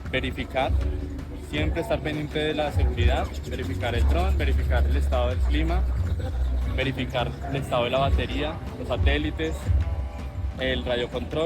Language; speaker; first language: Spanish; native; Spanish